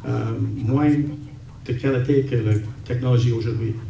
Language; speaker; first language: French; non-native, local second language; English